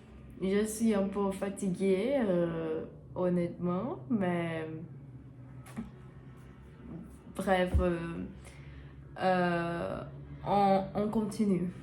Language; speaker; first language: French; non-native, learner; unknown